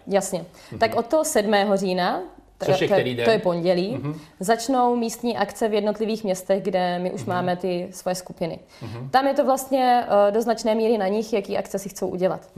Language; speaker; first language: Czech; native; Czech